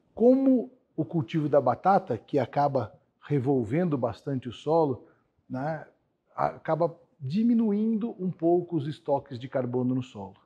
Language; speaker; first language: Portuguese; native; Portuguese